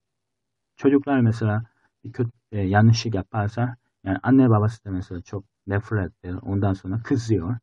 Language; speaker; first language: Turkish; non-native, fluent; Korean